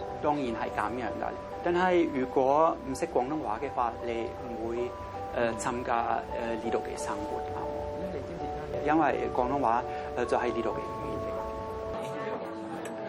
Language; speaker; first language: Cantonese; non-native, fluent; German